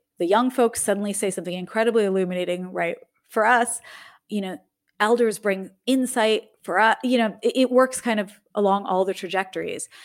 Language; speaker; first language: English; native; English